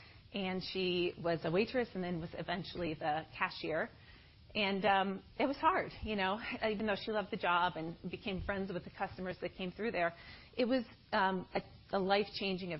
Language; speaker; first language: English; native; English